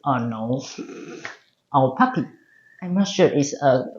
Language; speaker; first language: English; non-native, learner; Chinese